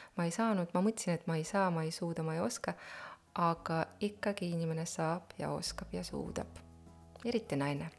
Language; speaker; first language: Estonian; non-native, local second language; Russian